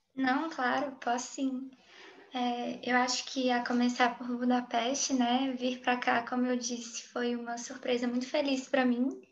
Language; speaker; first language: Portuguese; native; Portuguese